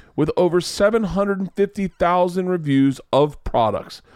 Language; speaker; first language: English; native; English